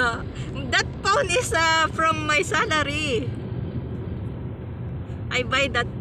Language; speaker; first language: English; non-native, learner; Filipino